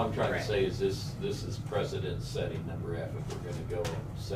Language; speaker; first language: English; native; English